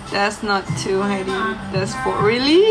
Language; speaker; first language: English; non-native, learner; Thai